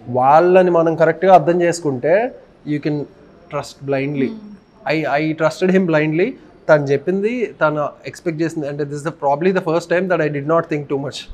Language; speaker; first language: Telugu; native; Telugu